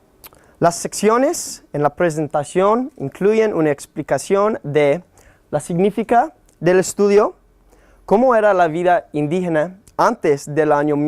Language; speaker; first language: Spanish; non-native, learner; English